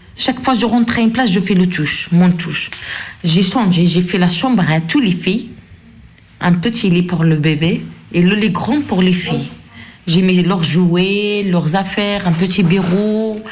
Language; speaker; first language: French; non-native, local second language; Arabic